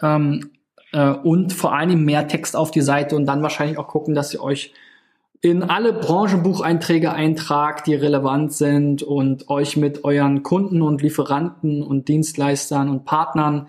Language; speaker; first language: German; native; German